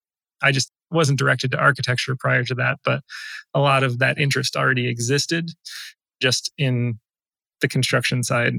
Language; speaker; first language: English; native; English